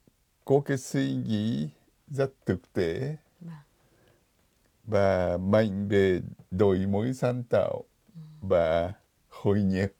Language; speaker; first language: Vietnamese; non-native, fluent; Japanese